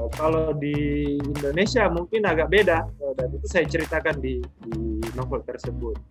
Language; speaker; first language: Indonesian; native; Indonesian